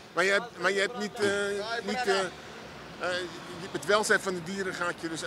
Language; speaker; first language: Dutch; native; Dutch